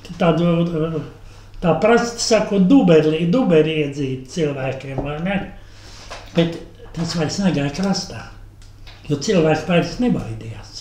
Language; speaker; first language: Latvian; native; Latvian